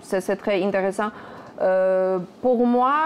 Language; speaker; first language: French; non-native, fluent; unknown